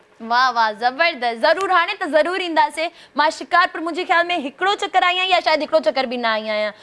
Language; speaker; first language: Sindhi; native; Sindhi